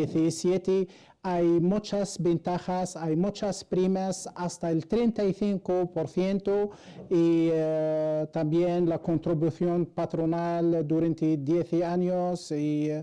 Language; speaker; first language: Spanish; non-native, fluent; Arabic